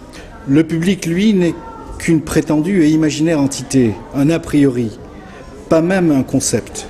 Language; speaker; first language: French; native; French